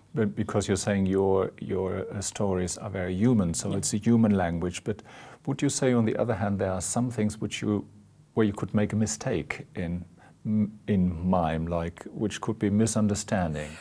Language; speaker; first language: English; non-native, fluent; German